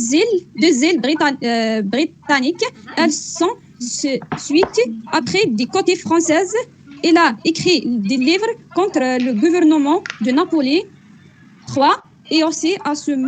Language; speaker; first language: French; non-native, learner; Arabic